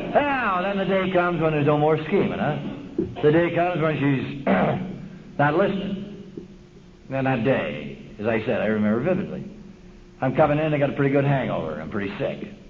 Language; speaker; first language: English; native; English